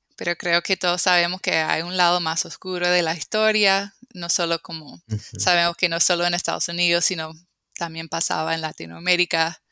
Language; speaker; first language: Spanish; non-native, fluent; English